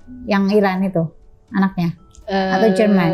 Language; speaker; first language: Indonesian; native; Indonesian